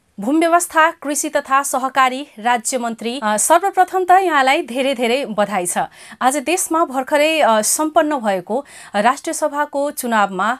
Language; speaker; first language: Nepali; non-native, local second language; Maithili